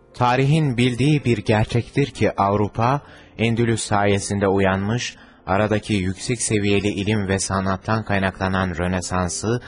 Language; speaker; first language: Turkish; native; Turkish